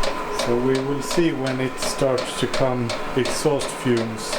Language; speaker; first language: English; non-native, fluent; Swedish